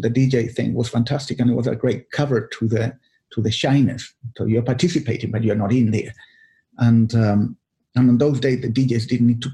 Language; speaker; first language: English; non-native, fluent; Spanish